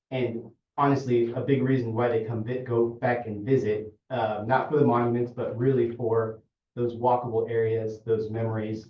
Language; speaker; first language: English; non-native, fluent; Italian